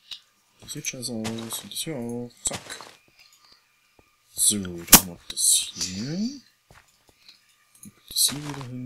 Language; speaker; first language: German; native; German